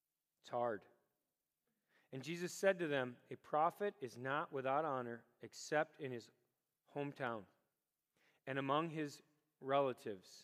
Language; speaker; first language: English; native; English